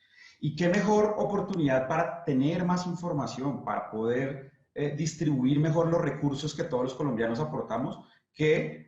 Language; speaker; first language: Spanish; native; Spanish